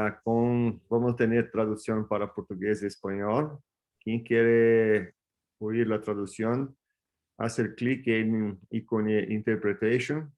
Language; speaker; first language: Spanish; non-native, fluent; Portuguese